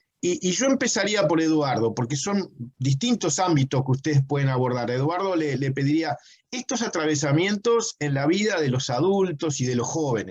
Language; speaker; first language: Spanish; native; Spanish